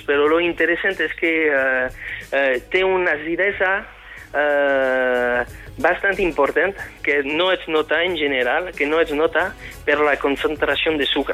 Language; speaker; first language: Catalan; non-native, fluent; French